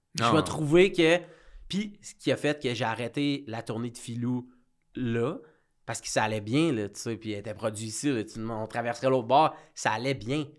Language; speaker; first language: French; native; French